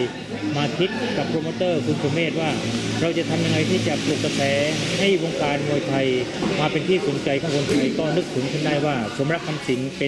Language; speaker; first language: Thai; native; Thai